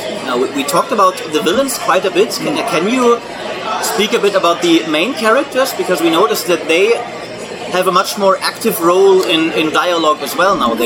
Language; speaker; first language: English; non-native, fluent; German